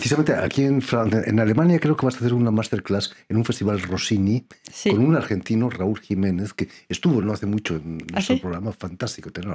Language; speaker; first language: Spanish; native; Spanish